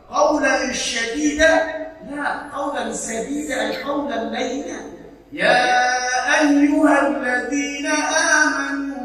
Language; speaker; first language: Arabic; non-native, fluent; Indonesian